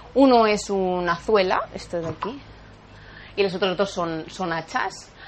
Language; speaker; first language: Spanish; native; Spanish